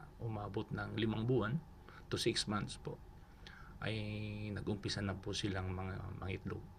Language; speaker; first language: Filipino; non-native, local second language; Bikol